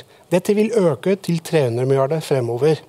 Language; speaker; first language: Norwegian; non-native, fluent; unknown